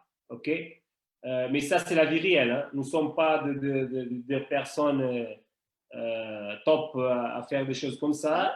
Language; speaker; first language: French; non-native, fluent; Portuguese